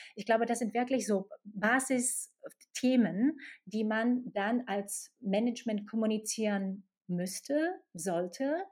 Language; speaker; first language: German; non-native, fluent; Slovak